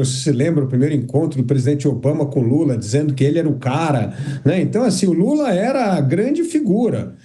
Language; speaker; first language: Portuguese; native; Portuguese